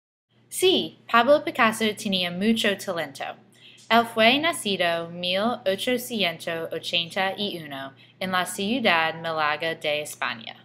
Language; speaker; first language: Spanish; non-native, learner; English